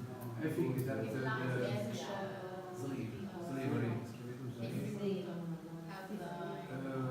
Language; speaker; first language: English; non-native, learner; Italian